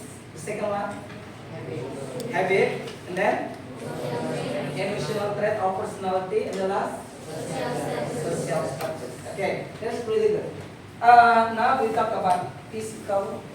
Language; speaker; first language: English; non-native, fluent; Indonesian